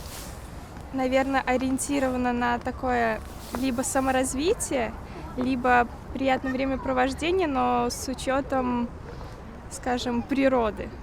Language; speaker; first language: Russian; native; Russian